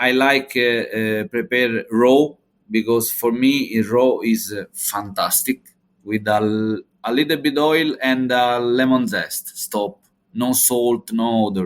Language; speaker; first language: English; non-native, learner; Italian